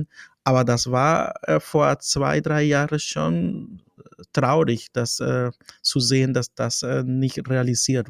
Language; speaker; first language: German; non-native, fluent; Spanish